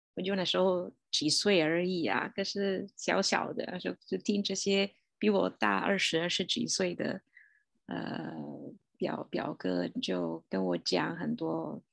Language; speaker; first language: Chinese; non-native, fluent; Italian